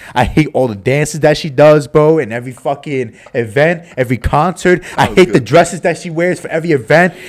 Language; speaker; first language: English; native; English